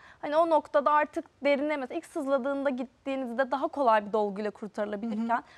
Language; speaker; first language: Turkish; native; Turkish